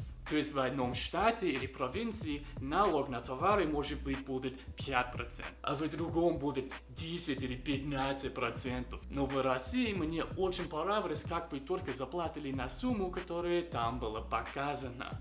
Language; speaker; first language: Russian; non-native, fluent; English